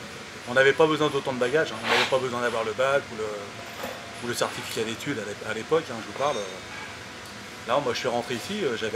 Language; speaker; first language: French; native; French